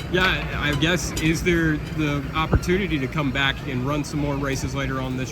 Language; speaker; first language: English; native; English